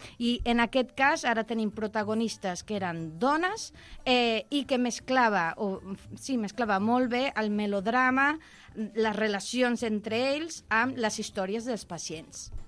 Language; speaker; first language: Catalan; non-native, local second language; Spanish